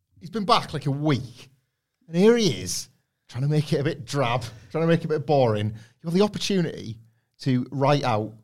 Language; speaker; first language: English; native; English